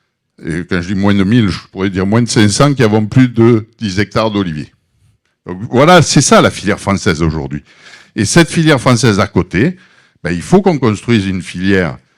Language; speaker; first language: French; native; French